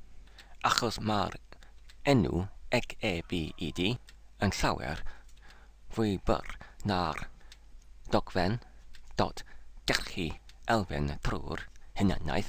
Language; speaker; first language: Welsh; non-native, learner; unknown